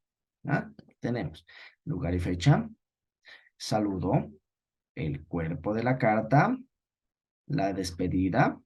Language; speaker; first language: Spanish; native; Spanish